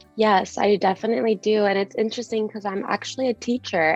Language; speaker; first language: English; native; English